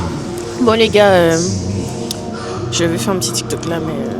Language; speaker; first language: French; native; French